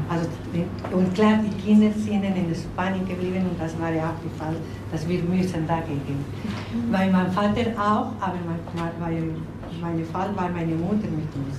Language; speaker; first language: German; non-native, learner; Spanish